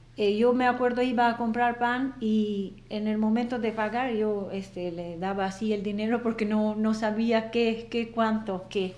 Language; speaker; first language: Spanish; non-native, fluent; Albanian